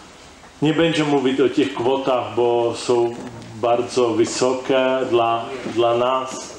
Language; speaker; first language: Polish; non-native, learner; Czech